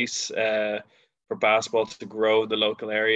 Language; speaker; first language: English; native; English